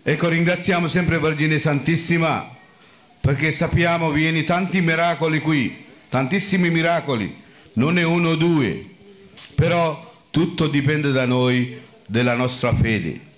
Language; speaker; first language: Italian; non-native, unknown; Sinhala